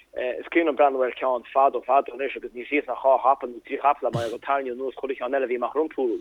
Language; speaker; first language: Irish; native; Irish